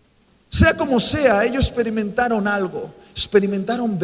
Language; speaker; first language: Spanish; native; Spanish